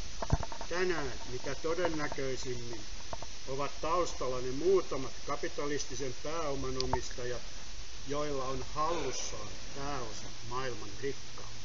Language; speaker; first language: Finnish; native; Finnish